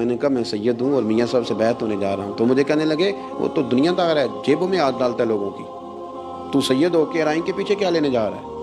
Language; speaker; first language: Urdu; non-native, local second language; Punjabi